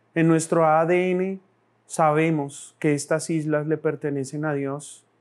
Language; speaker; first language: Spanish; native; Spanish